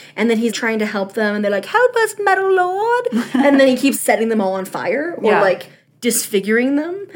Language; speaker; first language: English; native; English